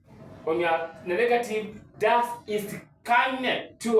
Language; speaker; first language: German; non-native, learner; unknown